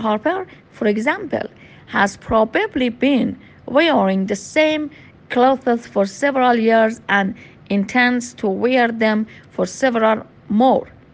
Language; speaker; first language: English; non-native, fluent; Persian